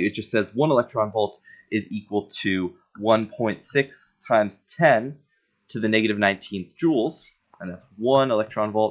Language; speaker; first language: English; native; English